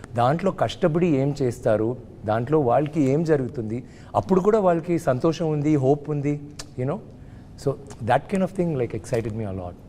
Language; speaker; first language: Telugu; non-native, learner; Tamil